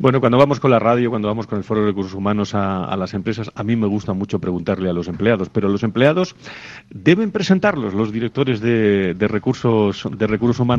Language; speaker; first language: Spanish; native; Spanish